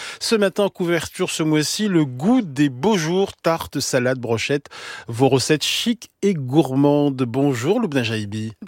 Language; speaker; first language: French; native; French